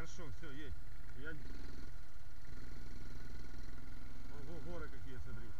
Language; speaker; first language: Russian; native; Russian